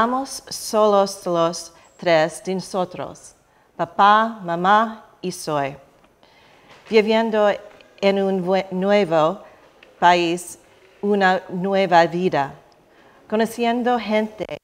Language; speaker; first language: Spanish; non-native, learner; English